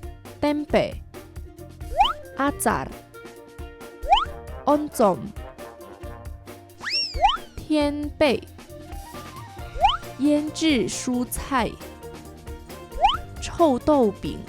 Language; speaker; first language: Chinese; non-native, learner; Indonesian